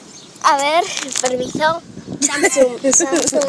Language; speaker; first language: Spanish; native; Spanish